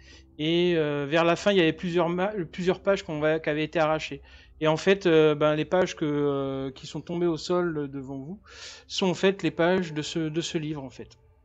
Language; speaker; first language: French; native; French